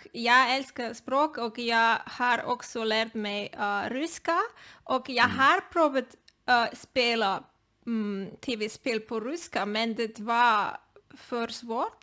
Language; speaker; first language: Swedish; non-native, learner; Spanish